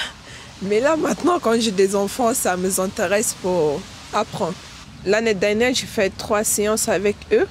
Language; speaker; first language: French; non-native, learner; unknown